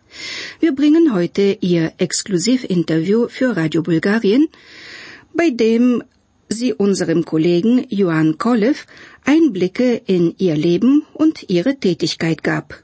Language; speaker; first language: German; non-native, fluent; Bulgarian